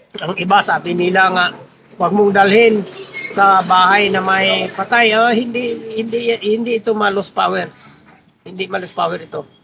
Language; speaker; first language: Filipino; non-native, local second language; Cebuano